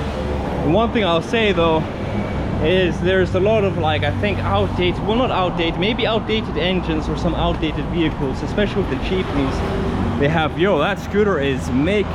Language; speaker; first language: English; non-native, fluent; Finnish